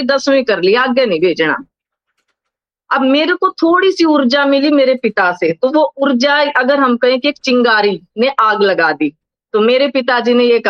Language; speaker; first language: Hindi; native; Hindi